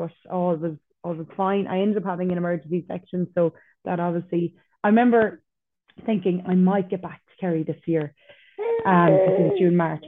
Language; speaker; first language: English; native; English